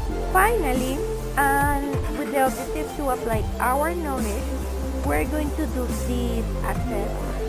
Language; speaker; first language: English; non-native, fluent; Spanish